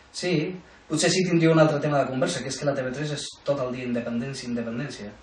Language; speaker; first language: Catalan; non-native, local second language; Spanish